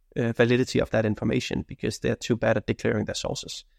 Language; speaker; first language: English; non-native, fluent; Danish